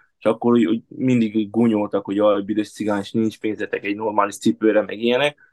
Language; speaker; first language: Hungarian; native; Hungarian